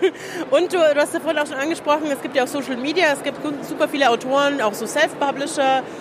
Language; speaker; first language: German; native; German